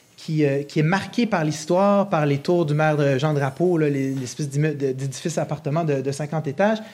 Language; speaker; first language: French; native; French